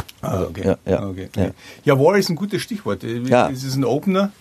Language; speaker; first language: German; native; German